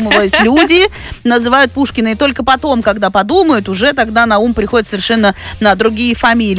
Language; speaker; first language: Russian; native; Russian